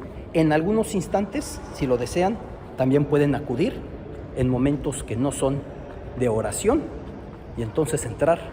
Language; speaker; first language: Spanish; native; Spanish